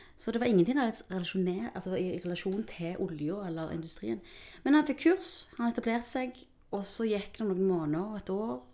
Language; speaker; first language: Norwegian; early bilingual, other home language; Spanish